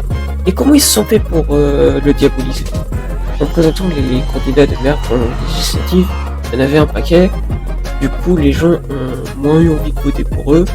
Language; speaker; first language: French; native; French